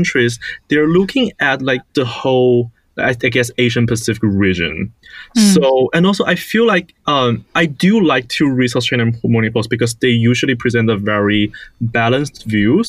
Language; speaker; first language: English; non-native, fluent; Chinese